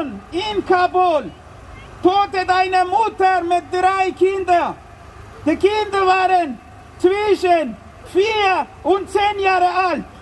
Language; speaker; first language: German; non-native, learner; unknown